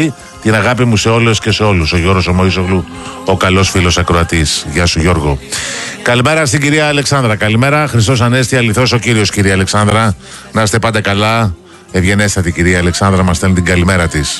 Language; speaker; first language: Greek; native; Greek